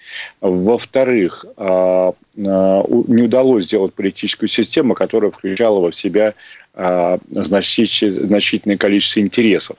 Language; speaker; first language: Russian; native; Russian